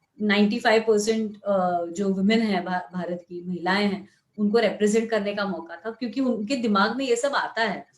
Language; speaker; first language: Hindi; non-native, local second language; Marathi